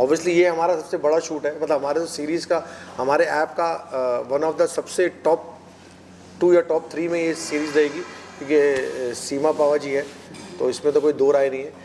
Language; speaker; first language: Hindi; native; Hindi